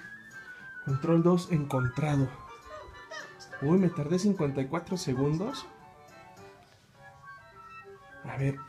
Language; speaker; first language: Spanish; native; Spanish